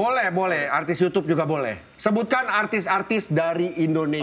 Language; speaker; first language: Indonesian; native; Indonesian